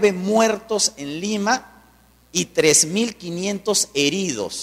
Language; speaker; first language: Spanish; native; Spanish